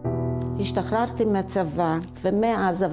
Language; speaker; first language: Hebrew; early bilingual, other home language; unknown